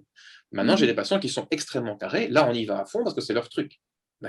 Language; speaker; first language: French; native; French